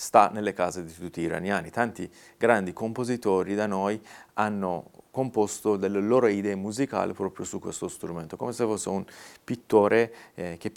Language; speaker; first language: Italian; non-native, fluent; Persian